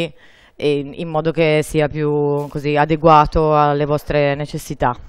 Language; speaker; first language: Italian; native; Italian